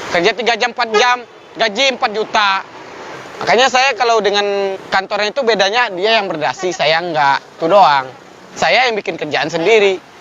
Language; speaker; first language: Indonesian; native; Indonesian